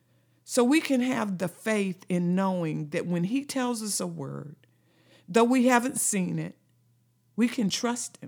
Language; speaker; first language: English; native; English